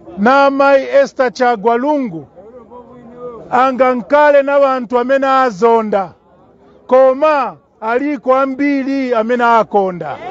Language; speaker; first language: Nyanja; native; Nyanja